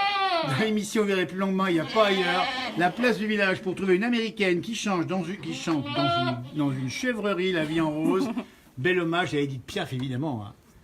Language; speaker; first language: French; native; French